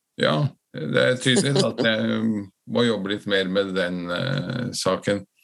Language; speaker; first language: Norwegian; non-native, fluent; Latvian